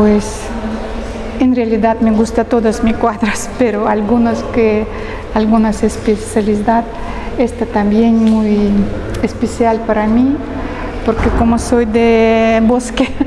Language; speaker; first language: Spanish; non-native, learner; Russian